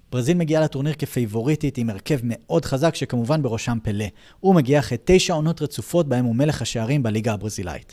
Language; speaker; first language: Hebrew; native; Hebrew